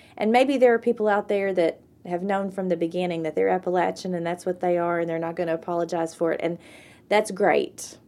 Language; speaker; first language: English; native; English